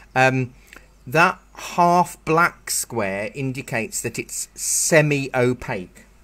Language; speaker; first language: English; native; English